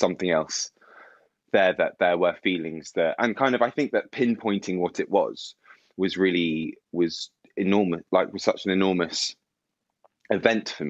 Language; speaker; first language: English; native; English